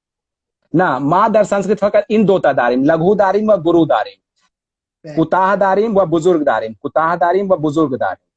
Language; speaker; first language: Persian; non-native, learner; Hindi